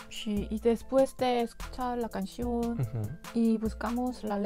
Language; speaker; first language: Spanish; non-native, learner; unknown